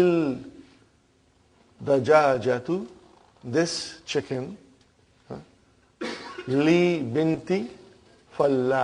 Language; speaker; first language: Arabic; non-native, fluent; Urdu